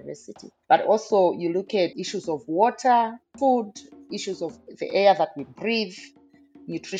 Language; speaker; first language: English; non-native, local second language; Nyanja